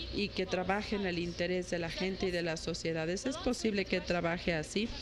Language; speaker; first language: Spanish; non-native, fluent; Ukrainian